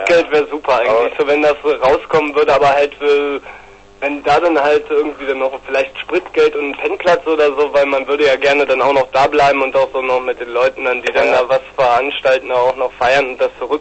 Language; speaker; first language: German; native; German